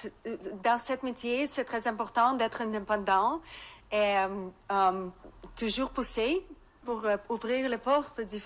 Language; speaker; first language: French; non-native, learner; Russian